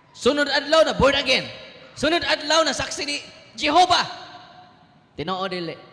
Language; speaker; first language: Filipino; native; Filipino